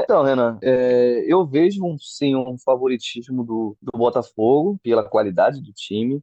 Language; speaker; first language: Portuguese; native; Portuguese